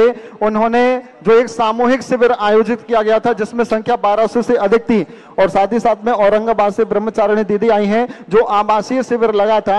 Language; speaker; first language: Hindi; native; Hindi